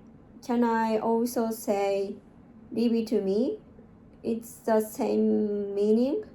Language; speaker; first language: English; non-native, learner; Japanese